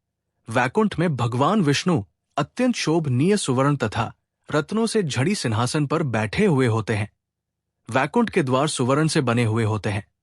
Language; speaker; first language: Hindi; native; Hindi